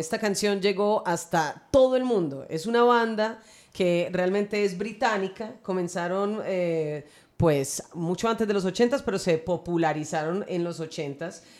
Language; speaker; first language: Spanish; native; Spanish